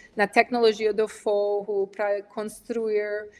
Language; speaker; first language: Portuguese; non-native, fluent; English